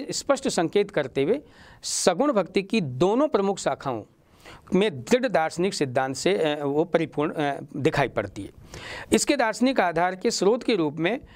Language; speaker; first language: Hindi; native; Hindi